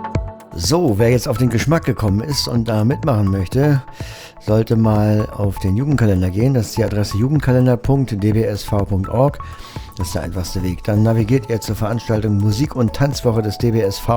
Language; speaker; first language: German; native; German